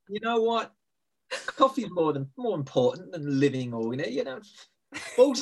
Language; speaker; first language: English; native; English